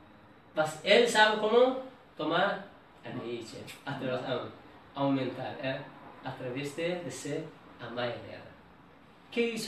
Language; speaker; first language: Portuguese; non-native, learner; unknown